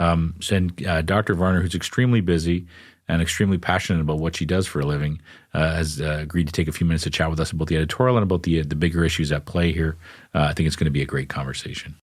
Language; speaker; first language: English; native; English